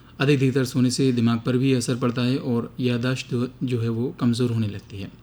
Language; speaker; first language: Hindi; native; Hindi